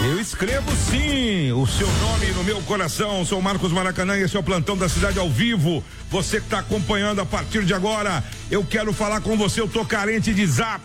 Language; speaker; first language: Portuguese; native; Portuguese